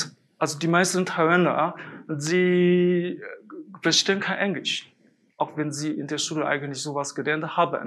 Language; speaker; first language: German; non-native, fluent; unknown